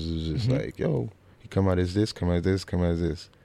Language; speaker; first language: English; native; English